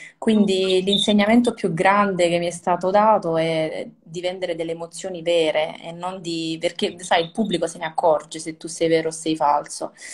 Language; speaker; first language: Italian; native; Italian